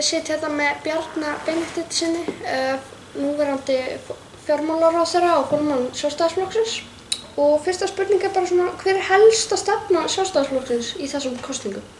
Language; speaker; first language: Icelandic; native; Icelandic